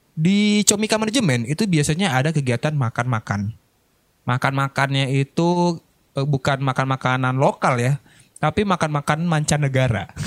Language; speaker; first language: Indonesian; non-native, local second language; Minangkabau